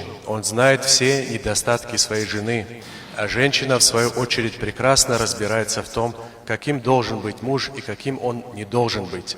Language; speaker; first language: Russian; non-native, local second language; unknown